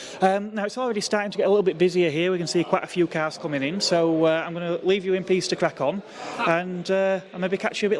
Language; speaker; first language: English; native; English